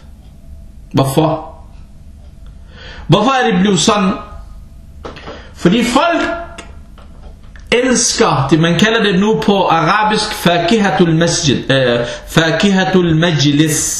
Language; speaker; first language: Danish; non-native, fluent; Arabic